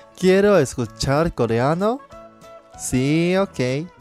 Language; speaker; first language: Spanish; non-native, learner; Korean